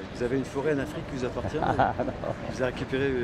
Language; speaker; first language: French; native; French